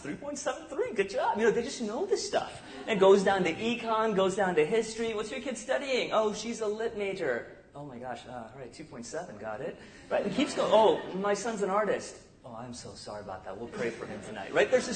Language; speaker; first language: English; non-native, local second language; Tamil